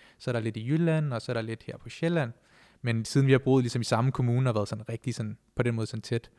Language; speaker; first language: Danish; early bilingual, other home language; Punjabi